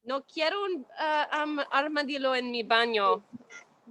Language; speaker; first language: Spanish; non-native, learner; English